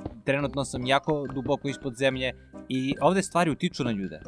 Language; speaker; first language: Serbian; native; Serbian